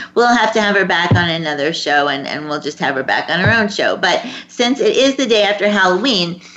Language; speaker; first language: English; native; English